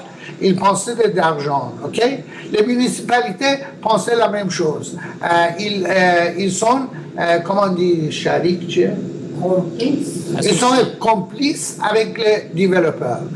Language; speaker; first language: French; non-native, learner; Persian